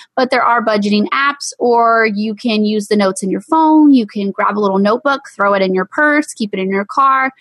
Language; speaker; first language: English; native; English